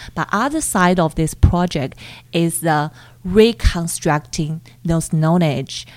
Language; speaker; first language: English; non-native, fluent; Chinese